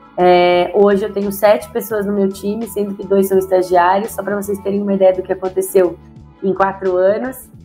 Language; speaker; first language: Portuguese; native; Portuguese